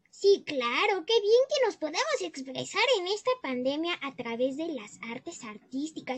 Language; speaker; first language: Spanish; native; Spanish